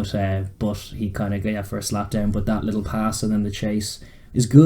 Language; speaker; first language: English; native; English